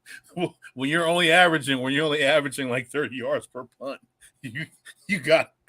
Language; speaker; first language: English; native; English